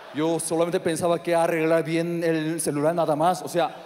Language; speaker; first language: Spanish; non-native, fluent; Korean